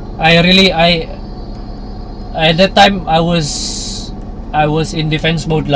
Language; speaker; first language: English; non-native, local second language; Malay